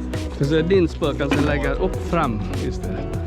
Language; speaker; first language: Swedish; non-native, fluent; Vietnamese